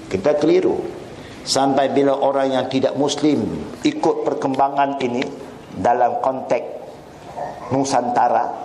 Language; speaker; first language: Malay; non-native, local second language; Chinese